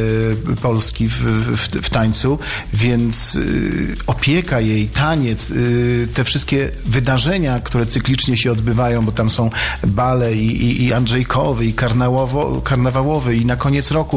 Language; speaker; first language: Polish; native; Polish